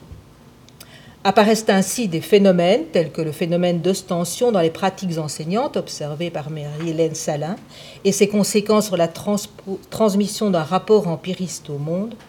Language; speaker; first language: French; native; French